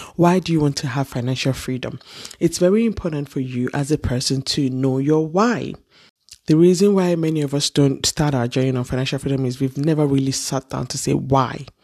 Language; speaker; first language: English; non-native, local second language; Yoruba